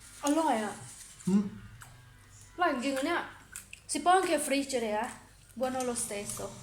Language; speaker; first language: Italian; non-native, learner; Thai